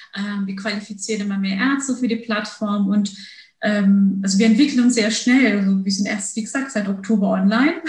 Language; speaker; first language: German; early bilingual, other home language; Turkish